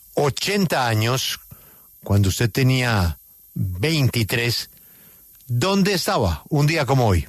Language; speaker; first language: Spanish; native; Spanish